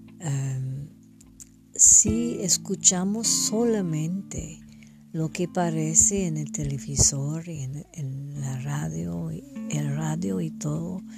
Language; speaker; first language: Spanish; non-native, fluent; French